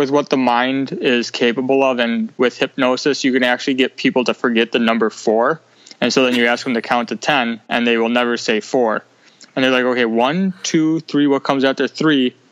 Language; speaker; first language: English; native; English